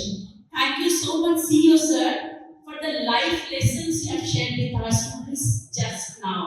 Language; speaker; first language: English; non-native, local second language; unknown